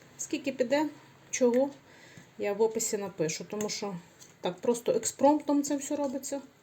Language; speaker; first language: Ukrainian; native; Ukrainian